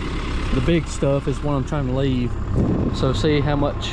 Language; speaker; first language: English; native; English